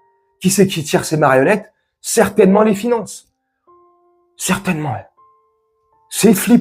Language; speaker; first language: French; native; French